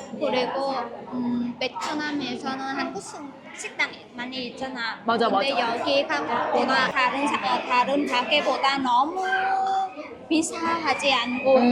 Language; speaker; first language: Korean; non-native, learner; Vietnamese